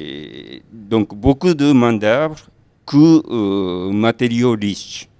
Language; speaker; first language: French; non-native, learner; Japanese